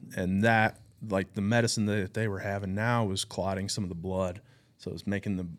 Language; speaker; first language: English; native; English